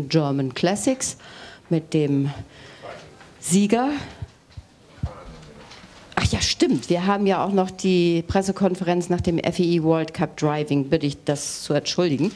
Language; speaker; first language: German; native; German